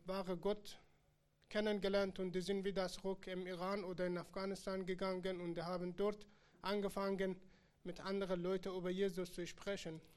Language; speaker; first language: German; non-native, learner; Persian